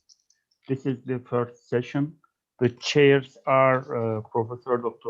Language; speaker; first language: English; non-native, learner; Turkish